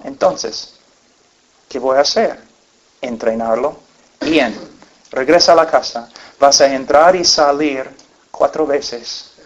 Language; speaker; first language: Spanish; non-native, fluent; English